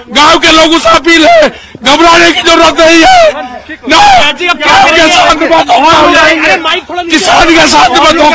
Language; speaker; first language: Hindi; native; Hindi